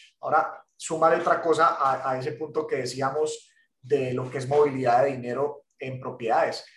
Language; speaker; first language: Spanish; native; Spanish